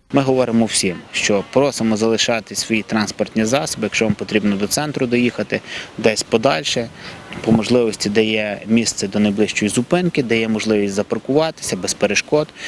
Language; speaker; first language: Ukrainian; native; Ukrainian